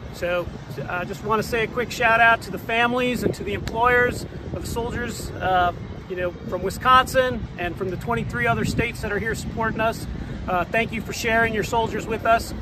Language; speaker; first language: English; native; English